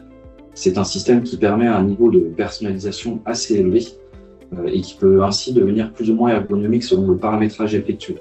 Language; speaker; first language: French; native; French